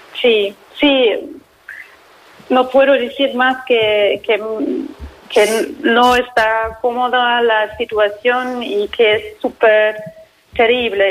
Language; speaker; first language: Spanish; non-native, learner; German